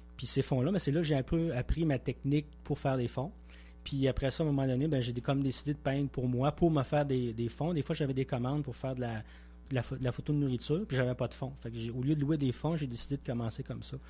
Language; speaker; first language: French; native; French